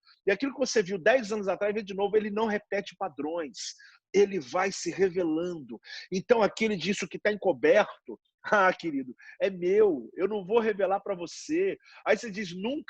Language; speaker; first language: Portuguese; native; Portuguese